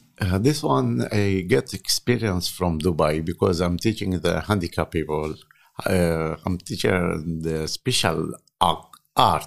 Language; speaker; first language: English; non-native, learner; Arabic